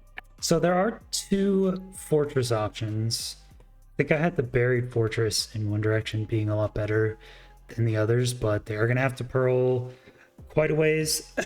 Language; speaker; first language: English; native; English